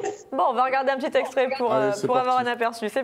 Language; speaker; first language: French; native; French